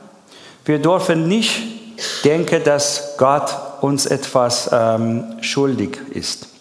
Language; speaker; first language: German; non-native, learner; Persian